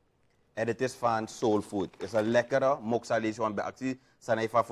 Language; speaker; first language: Dutch; native; Dutch